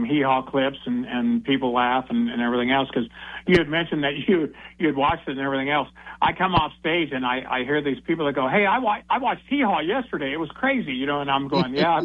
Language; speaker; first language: English; native; English